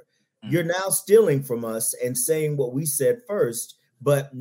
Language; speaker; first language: English; native; English